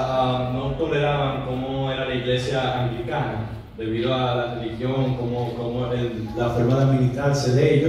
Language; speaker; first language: Spanish; early bilingual, heritage; Spanish